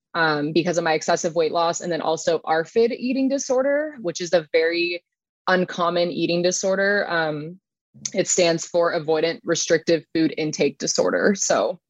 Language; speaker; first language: English; native; English